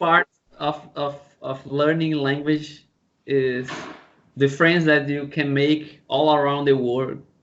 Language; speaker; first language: English; non-native, learner; Portuguese